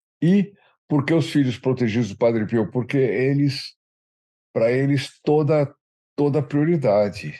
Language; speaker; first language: Portuguese; native; Portuguese